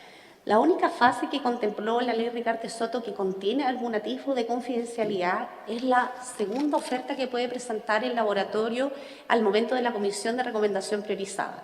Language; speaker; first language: Spanish; native; Spanish